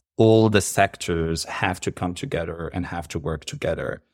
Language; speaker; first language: English; non-native, fluent; Arabic